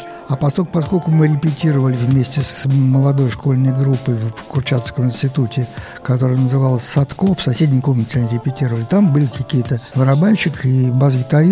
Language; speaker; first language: Russian; native; Russian